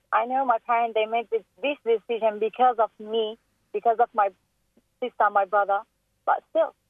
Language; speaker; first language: English; non-native, fluent; Persian